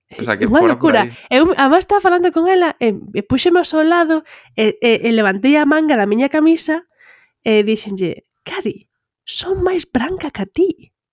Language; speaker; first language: Galician; native; Galician